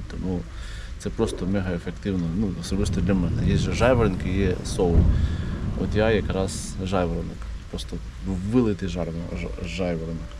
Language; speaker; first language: Ukrainian; non-native, local second language; Russian